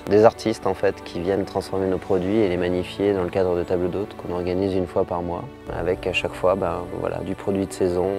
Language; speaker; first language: French; native; French